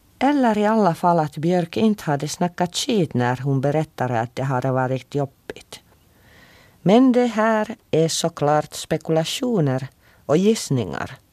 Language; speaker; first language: Swedish; non-native, local second language; Finnish